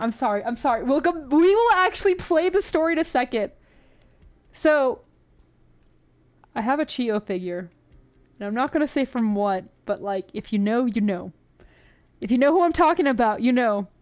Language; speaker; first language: English; native; English